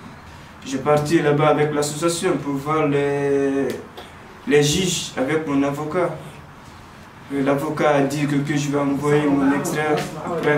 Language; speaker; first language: French; non-native, learner; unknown